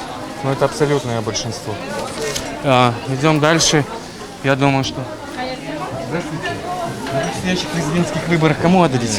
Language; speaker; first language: Russian; native; Russian